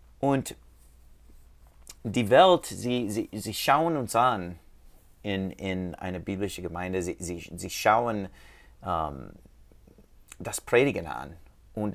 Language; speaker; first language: German; non-native, learner; English